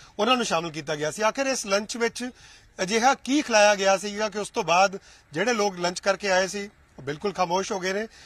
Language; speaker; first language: Punjabi; native; Punjabi